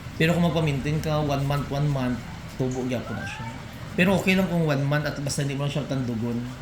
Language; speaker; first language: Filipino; non-native, local second language; Hiligaynon